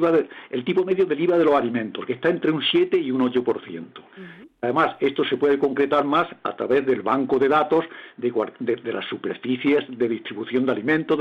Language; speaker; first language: Spanish; native; Spanish